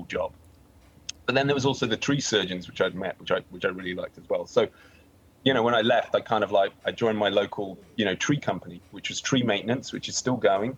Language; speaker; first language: English; native; English